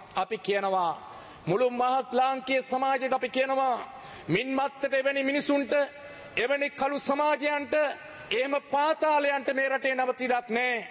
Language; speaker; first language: Sinhala; native; Sinhala